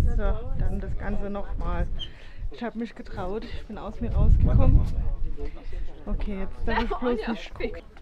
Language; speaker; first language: German; native; German